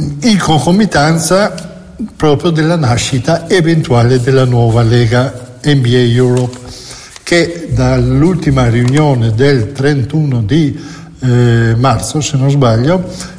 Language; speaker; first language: Italian; native; Italian